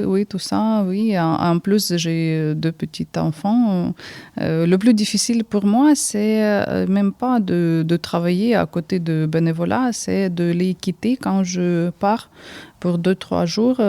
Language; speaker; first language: French; early bilingual, heritage; Ukrainian